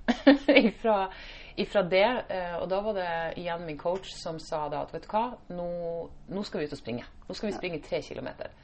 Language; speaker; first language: Norwegian; native; Norwegian